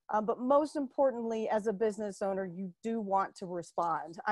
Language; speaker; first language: English; native; English